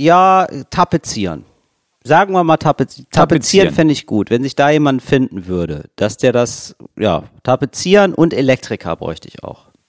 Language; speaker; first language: German; native; German